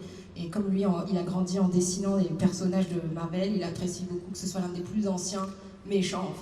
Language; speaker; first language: French; native; French